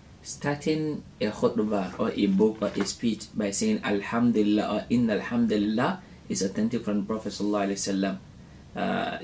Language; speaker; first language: English; non-native, local second language; Hausa